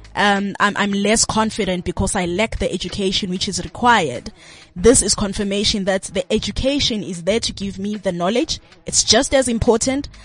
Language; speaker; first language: English; non-native, local second language; Zulu